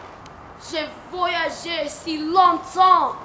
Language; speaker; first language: French; non-native, learner; English